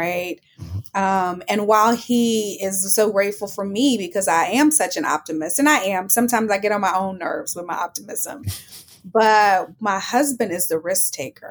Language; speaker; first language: English; native; English